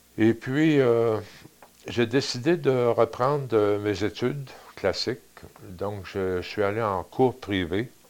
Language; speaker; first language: French; native; French